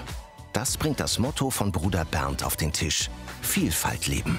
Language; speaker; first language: German; native; German